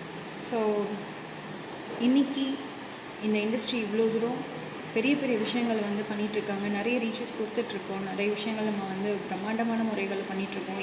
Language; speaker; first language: Tamil; native; Tamil